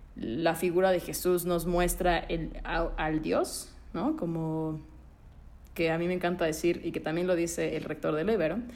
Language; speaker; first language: Spanish; native; Spanish